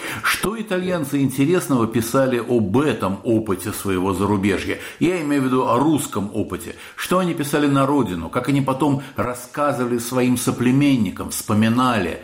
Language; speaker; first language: Russian; native; Russian